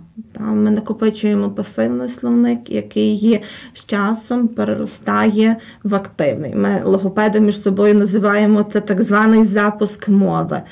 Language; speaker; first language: Ukrainian; native; Ukrainian